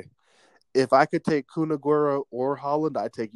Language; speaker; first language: English; native; English